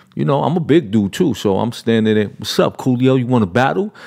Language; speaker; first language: English; native; English